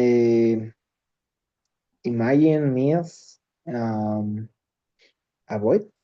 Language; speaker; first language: English; non-native, learner; Spanish